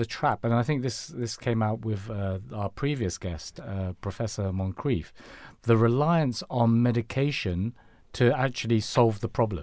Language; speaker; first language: English; non-native, local second language; Cantonese